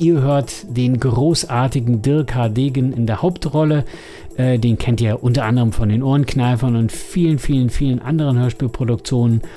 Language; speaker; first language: German; native; German